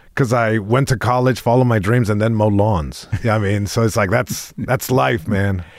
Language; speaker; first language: English; early bilingual, other home language; Spanish